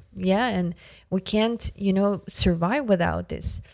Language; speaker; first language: English; non-native, fluent; Yakut